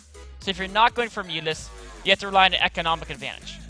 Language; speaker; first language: English; native; English